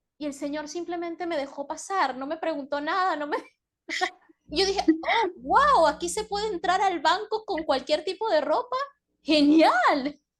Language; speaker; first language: Spanish; native; Spanish